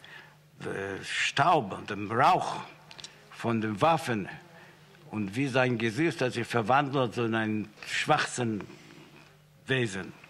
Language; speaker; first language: German; non-native, fluent; Yiddish